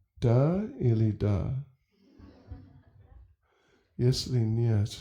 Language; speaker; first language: Russian; non-native, learner; English